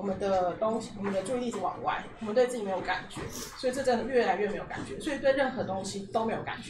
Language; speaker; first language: Chinese; native; Chinese